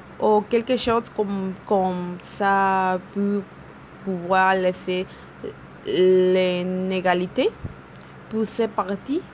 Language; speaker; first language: French; non-native, learner; Spanish